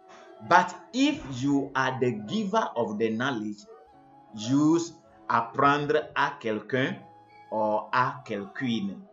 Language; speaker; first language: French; non-native, fluent; English